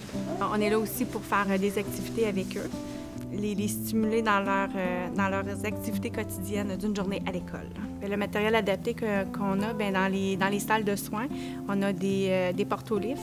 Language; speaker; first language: French; native; French